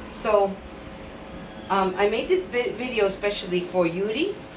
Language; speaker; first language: English; early bilingual, other home language; Spanish